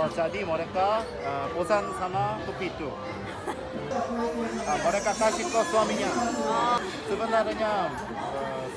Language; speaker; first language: Indonesian; non-native, learner; Korean